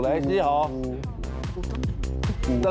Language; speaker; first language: Chinese; native; Chinese